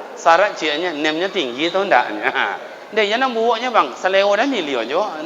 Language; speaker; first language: Malay; non-native, local second language; Minangkabau